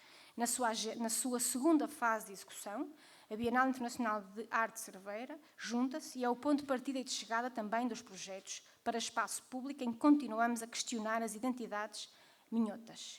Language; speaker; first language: Portuguese; native; Portuguese